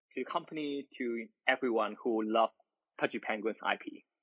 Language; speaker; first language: English; non-native, local second language; Cantonese